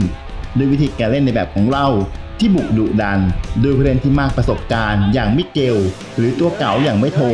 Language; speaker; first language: Thai; native; Thai